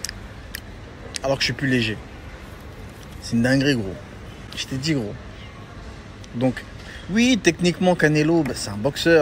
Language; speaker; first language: French; native; French